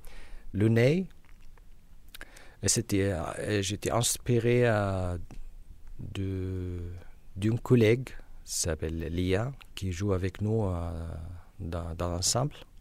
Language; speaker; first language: French; non-native, learner; Arabic